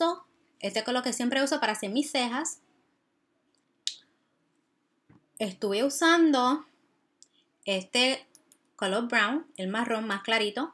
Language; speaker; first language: Spanish; early bilingual, heritage; Spanish